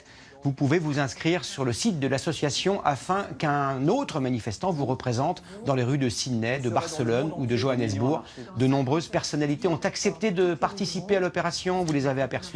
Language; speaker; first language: French; native; French